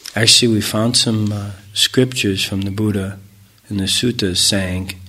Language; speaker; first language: English; native; English